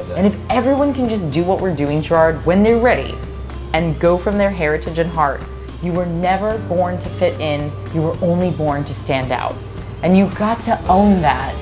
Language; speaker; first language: English; native; English